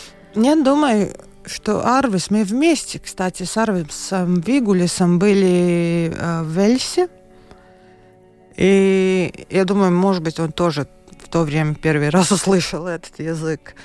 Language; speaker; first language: Russian; non-native, local second language; Latvian